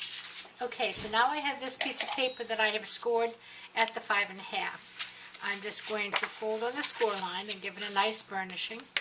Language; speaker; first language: English; native; English